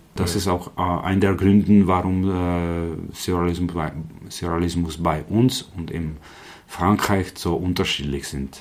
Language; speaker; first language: German; non-native, fluent; Czech